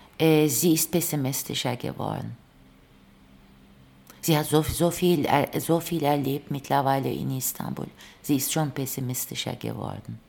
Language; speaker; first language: German; non-native, fluent; Turkish